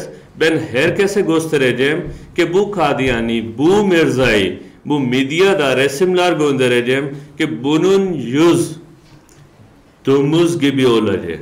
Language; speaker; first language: Turkish; non-native, learner; Urdu